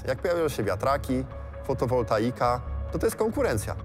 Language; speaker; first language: Polish; native; Polish